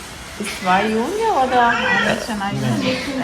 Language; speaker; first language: German; non-native, learner; Filipino